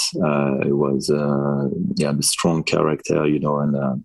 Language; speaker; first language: English; non-native, fluent; French